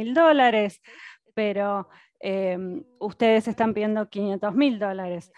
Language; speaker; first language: Spanish; native; Spanish